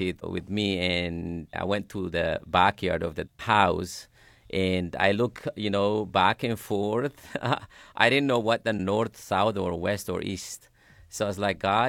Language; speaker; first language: English; non-native, fluent; Sidamo